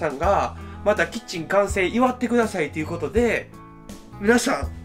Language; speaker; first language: Japanese; native; Japanese